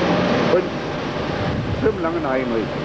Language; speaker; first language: German; native; German